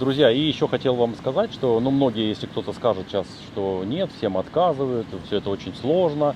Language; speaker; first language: Russian; native; Russian